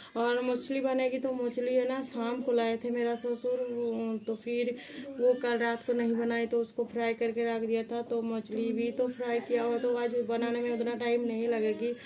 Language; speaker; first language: Hindi; non-native, local second language; Bangla